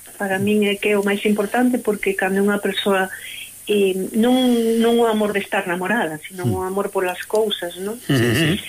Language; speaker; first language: Galician; native; Galician